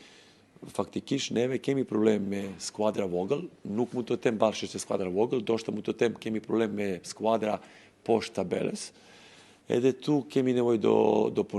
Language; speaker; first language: Albanian; non-native, learner; Serbian